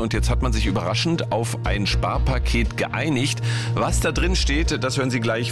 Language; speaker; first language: German; native; German